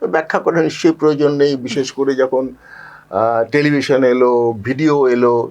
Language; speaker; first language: Bangla; native; Bangla